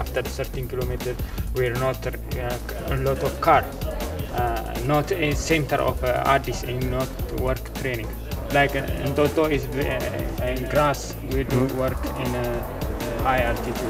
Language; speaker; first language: English; non-native, learner; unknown